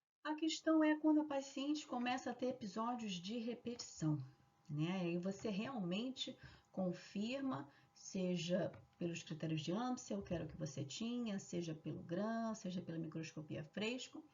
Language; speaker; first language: Portuguese; native; Portuguese